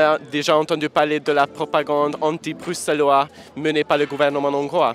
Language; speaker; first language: French; non-native, fluent; Hungarian